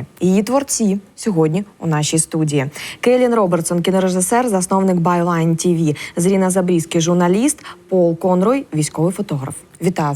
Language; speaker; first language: Ukrainian; native; Ukrainian